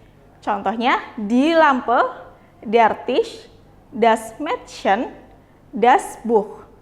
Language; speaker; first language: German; non-native, fluent; Indonesian